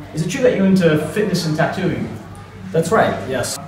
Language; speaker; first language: English; native; English